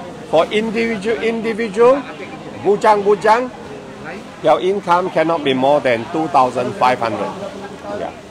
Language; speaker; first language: English; non-native, local second language; Chinese